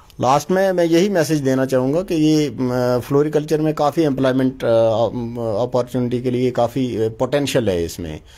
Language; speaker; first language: Hindi; non-native, local second language; Kashmiri